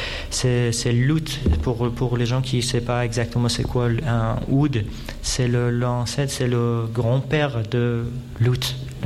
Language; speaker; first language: French; non-native, fluent; Persian